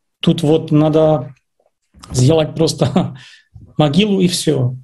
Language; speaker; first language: Russian; non-native, fluent; Czech